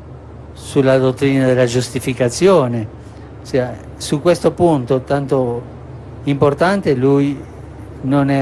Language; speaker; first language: Italian; non-native, fluent; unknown